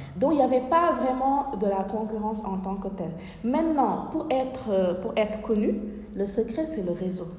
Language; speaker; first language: French; non-native, local second language; Wolof